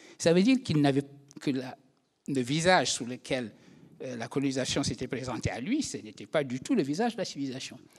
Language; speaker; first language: French; non-native, local second language; Wolof